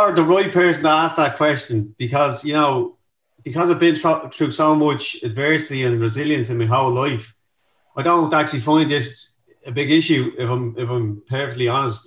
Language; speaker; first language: English; native; English